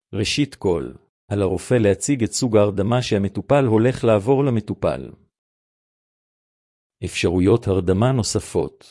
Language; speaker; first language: Hebrew; native; Hebrew